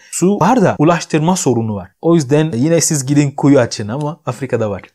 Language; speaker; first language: Turkish; non-native, fluent; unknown